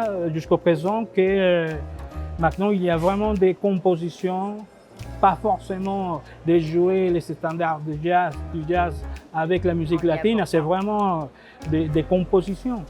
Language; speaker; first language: French; non-native, fluent; Spanish